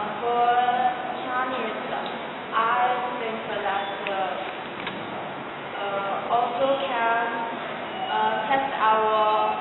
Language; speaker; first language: English; non-native, learner; Chinese